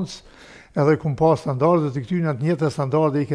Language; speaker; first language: Albanian; native; Albanian